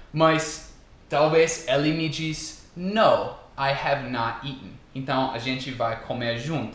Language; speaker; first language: Portuguese; non-native, fluent; English